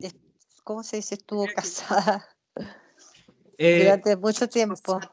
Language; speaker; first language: Italian; non-native, learner; Spanish